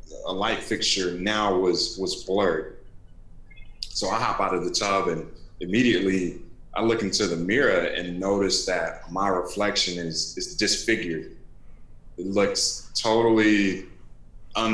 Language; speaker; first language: English; native; English